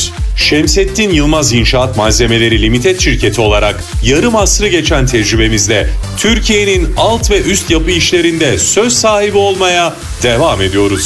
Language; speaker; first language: Turkish; native; Turkish